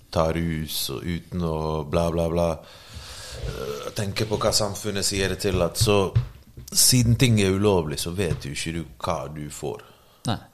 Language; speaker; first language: Norwegian; early bilingual, other home language; Bosnian